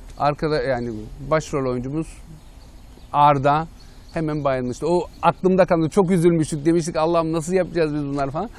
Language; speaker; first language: Turkish; early bilingual, heritage; Turkish